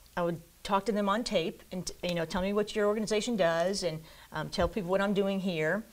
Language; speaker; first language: English; native; English